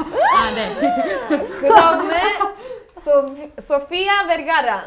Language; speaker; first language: Korean; non-native, learner; Spanish